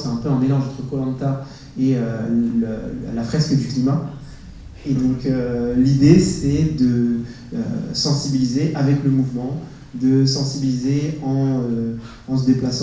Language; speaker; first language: French; native; French